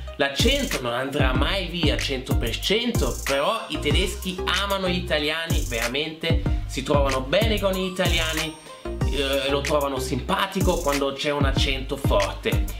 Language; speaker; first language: Italian; non-native, fluent; German